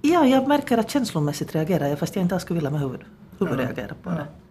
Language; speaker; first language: Swedish; native; Swedish